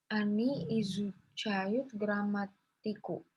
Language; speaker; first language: Russian; non-native, learner; Indonesian